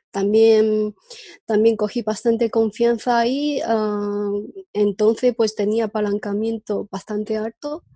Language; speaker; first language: Spanish; non-native, fluent; Chinese